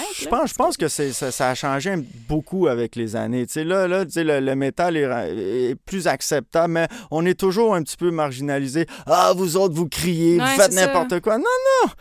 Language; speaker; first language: French; early bilingual, other home language; Spanish